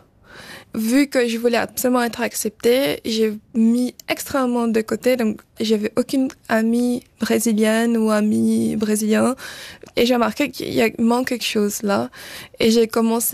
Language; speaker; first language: French; early bilingual, other home language; Portuguese